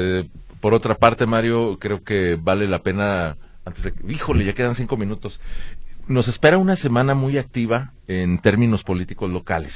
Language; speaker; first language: Spanish; native; Spanish